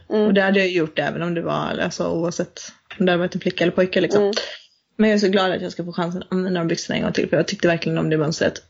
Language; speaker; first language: Swedish; native; Swedish